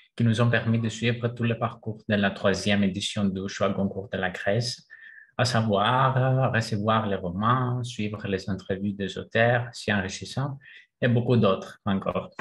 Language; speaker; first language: French; non-native, fluent; Greek